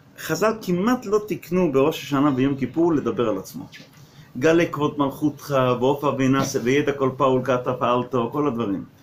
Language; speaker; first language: Hebrew; non-native, fluent; English